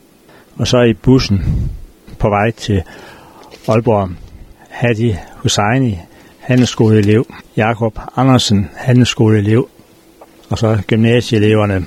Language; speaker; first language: Danish; native; Danish